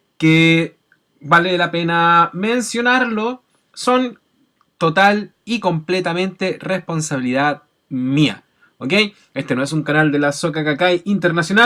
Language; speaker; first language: Spanish; native; Spanish